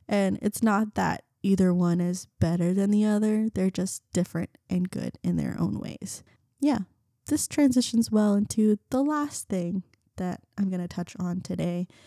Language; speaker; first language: English; early bilingual, other home language; Vietnamese